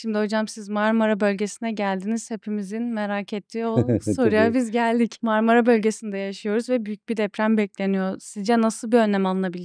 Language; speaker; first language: Turkish; native; Turkish